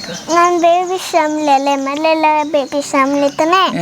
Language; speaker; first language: Malayalam; early bilingual, heritage; Malayalam